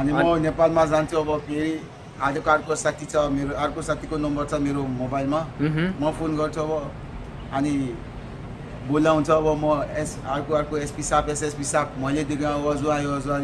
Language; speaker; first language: Nepali; non-native, learner; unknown